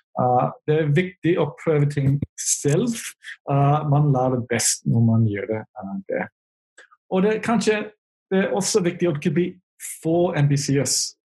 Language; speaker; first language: Norwegian; non-native, fluent; English